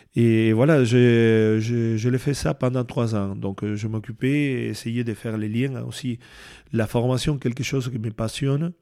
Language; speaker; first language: French; non-native, fluent; Spanish